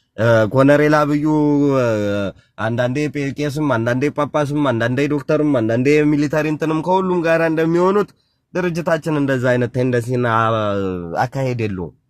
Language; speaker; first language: Amharic; non-native, local second language; Tigrinya